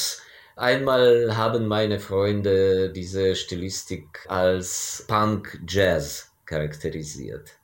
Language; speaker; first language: German; non-native, fluent; Ukrainian